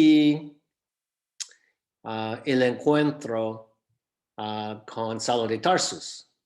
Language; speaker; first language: Spanish; non-native, fluent; English